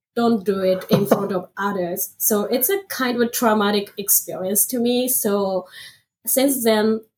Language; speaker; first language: English; non-native, fluent; Japanese